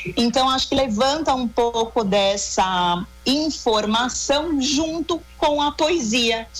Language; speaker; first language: Portuguese; native; Portuguese